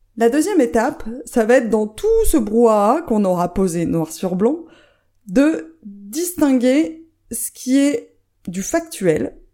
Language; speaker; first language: French; native; French